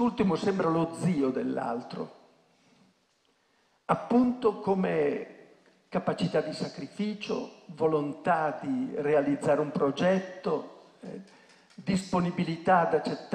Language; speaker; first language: Italian; native; Italian